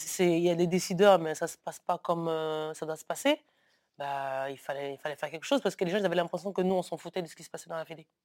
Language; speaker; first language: French; early bilingual, other home language; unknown